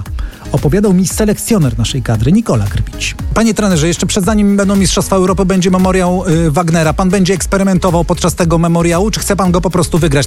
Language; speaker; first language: Polish; native; Polish